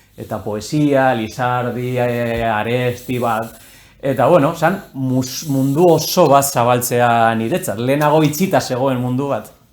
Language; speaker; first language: Basque; non-native, local second language; Spanish